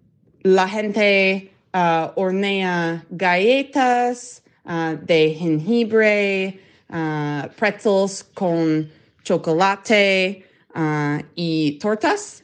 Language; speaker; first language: Spanish; non-native, learner; English